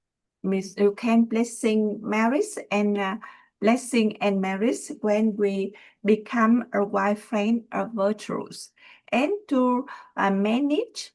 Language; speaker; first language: English; non-native, learner; Vietnamese